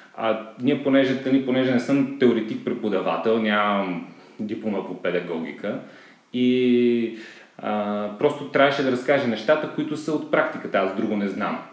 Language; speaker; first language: Bulgarian; native; Bulgarian